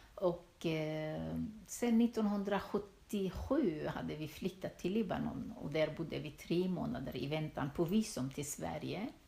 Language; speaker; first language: Swedish; non-native, fluent; Turoyo